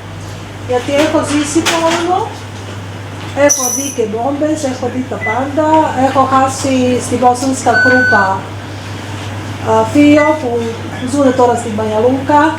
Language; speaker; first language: Greek; non-native, fluent; Serbian